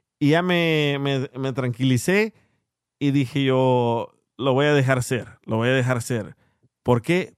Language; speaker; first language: Spanish; early bilingual, heritage; Spanish